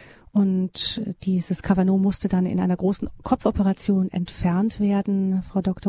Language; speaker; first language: German; native; German